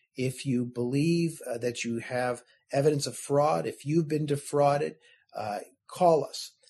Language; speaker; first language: English; native; English